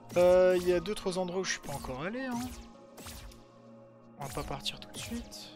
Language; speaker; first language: French; native; French